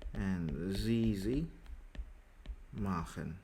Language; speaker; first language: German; non-native, learner; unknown